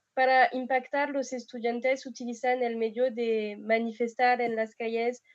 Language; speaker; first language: Spanish; non-native, fluent; French